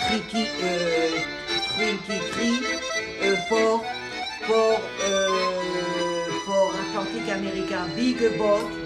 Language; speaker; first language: English; non-native, learner; French